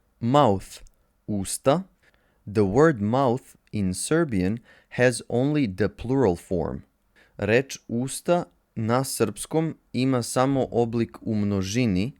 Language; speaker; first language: Serbian; native; Serbian